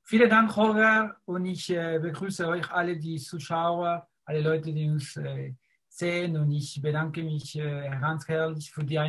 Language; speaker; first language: German; non-native, fluent; Spanish